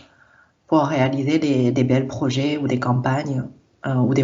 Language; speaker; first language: French; non-native, fluent; Chinese